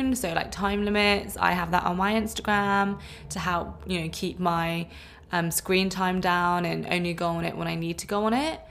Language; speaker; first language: English; native; English